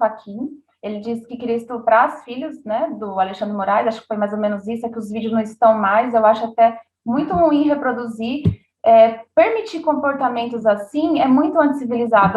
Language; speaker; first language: Portuguese; native; Portuguese